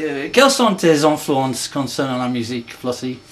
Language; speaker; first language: French; non-native, fluent; English